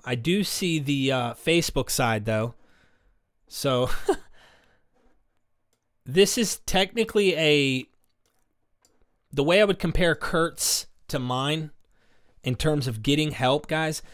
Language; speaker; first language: English; native; English